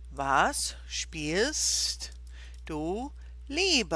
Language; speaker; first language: German; non-native, fluent; English